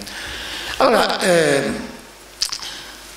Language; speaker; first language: Italian; native; Italian